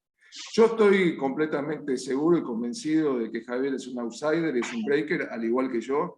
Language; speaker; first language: Spanish; native; Spanish